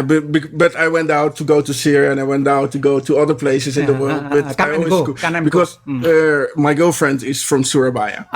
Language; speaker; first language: English; non-native, fluent; Dutch